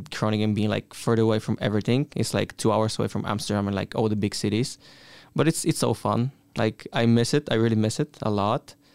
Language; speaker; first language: English; non-native, fluent; Bulgarian